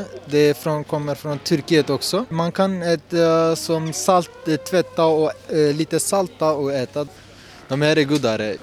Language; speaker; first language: Swedish; non-native, learner; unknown